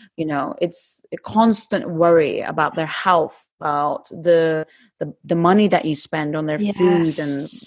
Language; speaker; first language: English; non-native, fluent; Turkish